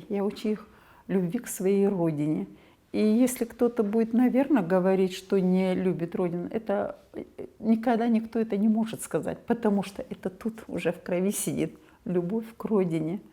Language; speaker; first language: Russian; non-native, local second language; Karachay-Balkar